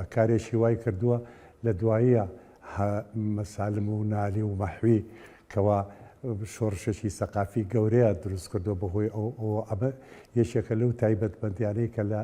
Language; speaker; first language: Central Kurdish; native; Central Kurdish